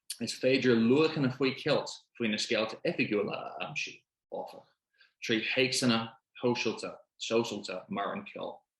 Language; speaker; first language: Irish; non-native, local second language; English